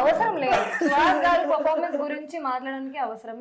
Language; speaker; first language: Telugu; non-native, fluent; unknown